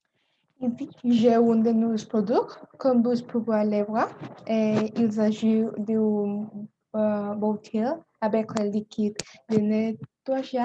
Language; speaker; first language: French; non-native, learner; Spanish